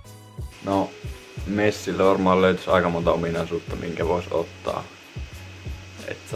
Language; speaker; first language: Finnish; native; Finnish